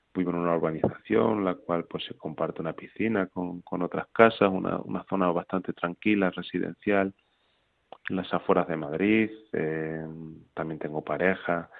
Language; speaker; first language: Spanish; native; Spanish